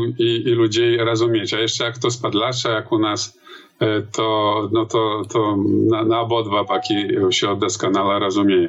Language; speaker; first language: Polish; non-native, learner; Belarusian